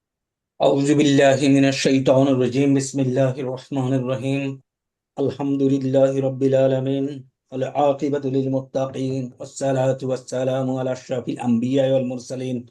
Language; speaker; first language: Arabic; non-native, fluent; Bangla